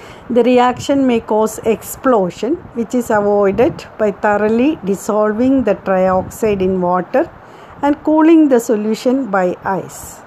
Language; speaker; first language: English; non-native, local second language; Malayalam